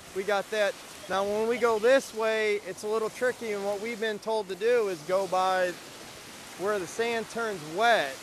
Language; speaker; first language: English; native; English